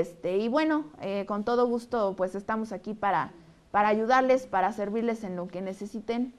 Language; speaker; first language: Spanish; native; Spanish